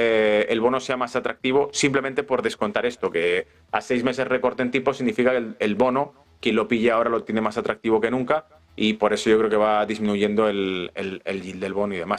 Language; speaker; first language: Spanish; native; Spanish